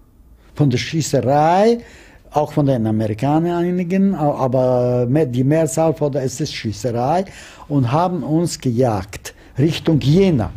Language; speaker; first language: German; non-native, fluent; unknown